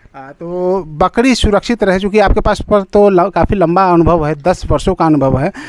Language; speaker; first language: Hindi; native; Hindi